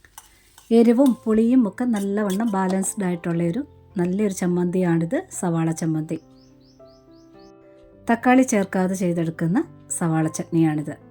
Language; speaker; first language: Malayalam; native; Malayalam